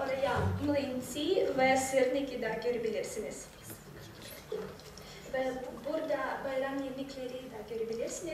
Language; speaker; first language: Turkish; non-native, learner; Ukrainian